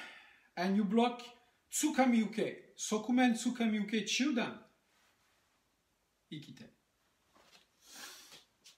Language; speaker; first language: English; non-native, learner; French